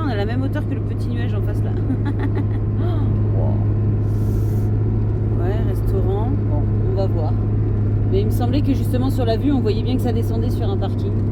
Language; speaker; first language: French; native; French